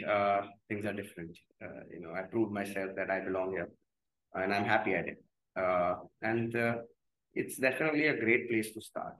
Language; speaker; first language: English; non-native, local second language; Gujarati